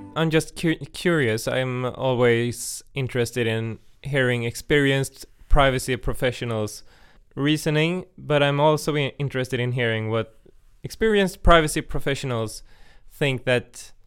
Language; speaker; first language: English; non-native, fluent; Swedish